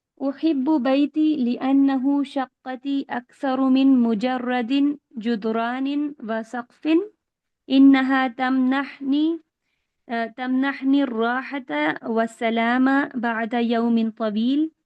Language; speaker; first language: Arabic; non-native, learner; Urdu